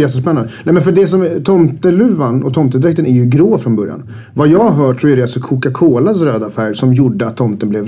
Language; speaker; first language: Swedish; native; Swedish